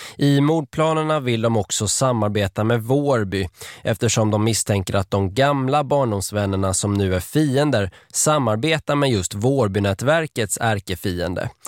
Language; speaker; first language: Swedish; native; Swedish